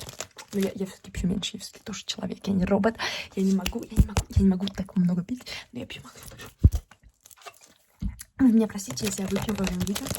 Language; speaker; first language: Russian; early bilingual, heritage; Russian